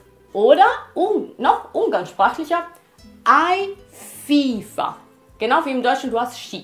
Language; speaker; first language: German; non-native, fluent; Italian